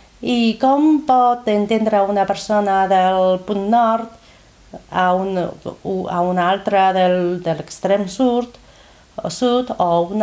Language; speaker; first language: Catalan; non-native, fluent; Chinese